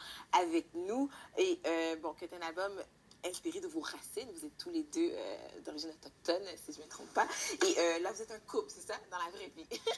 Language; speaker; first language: French; native; French